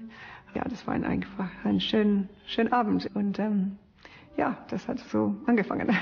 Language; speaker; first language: German; non-native, fluent; English